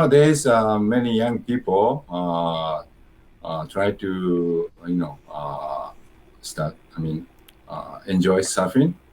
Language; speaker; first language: English; non-native, learner; Japanese